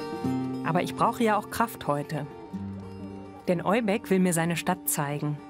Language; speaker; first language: German; native; German